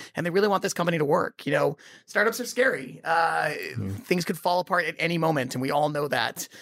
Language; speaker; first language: English; native; English